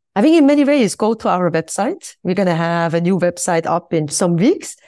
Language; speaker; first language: English; non-native, fluent; Swiss German